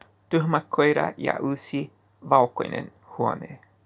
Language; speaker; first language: Finnish; non-native, learner; Portuguese